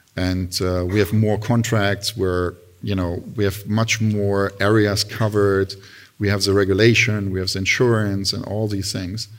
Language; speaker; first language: English; non-native, fluent; German